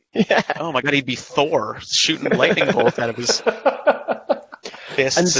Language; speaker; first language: English; native; English